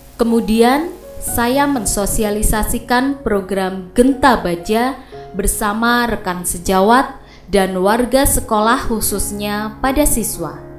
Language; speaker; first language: Indonesian; non-native, local second language; Javanese